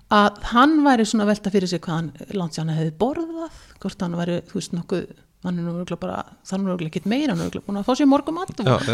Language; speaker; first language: Icelandic; early bilingual, heritage; Icelandic